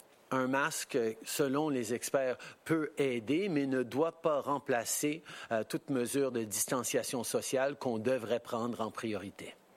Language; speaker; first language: French; early bilingual, heritage; French